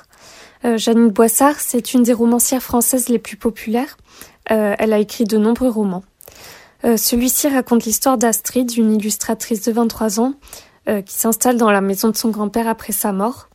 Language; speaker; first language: French; native; French